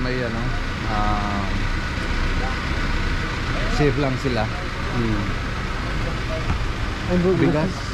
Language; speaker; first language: Filipino; non-native, learner; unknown